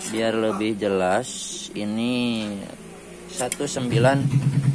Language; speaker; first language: Indonesian; non-native, local second language; Sundanese